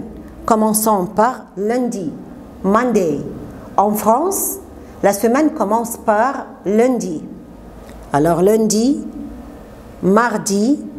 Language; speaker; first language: French; non-native, fluent; Arabic